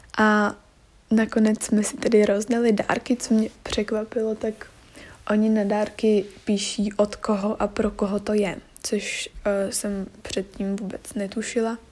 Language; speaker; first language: Czech; native; Czech